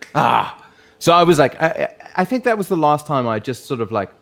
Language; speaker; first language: English; native; English